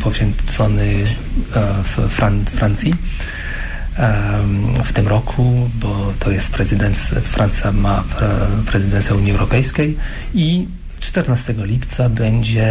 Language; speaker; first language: Polish; non-native, fluent; French